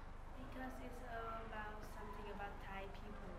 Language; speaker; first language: English; non-native, learner; Vietnamese